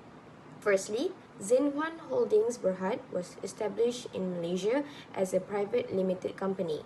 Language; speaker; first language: English; non-native, local second language; Malay